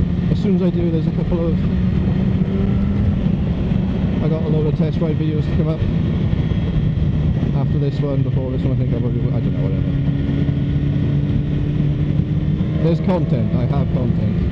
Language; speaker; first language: English; native; English